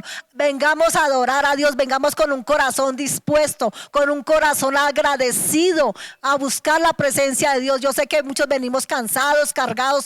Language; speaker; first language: Spanish; native; Spanish